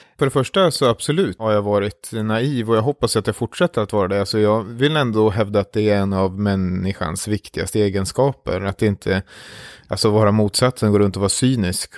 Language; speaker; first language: Swedish; native; Swedish